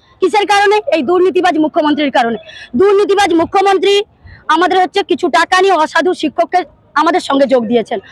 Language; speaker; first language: Bangla; native; Bangla